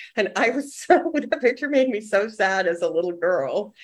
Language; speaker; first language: English; native; English